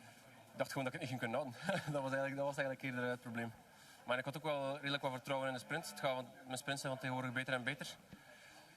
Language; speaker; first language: Dutch; native; Dutch